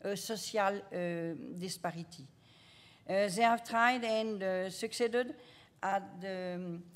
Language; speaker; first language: English; non-native, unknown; French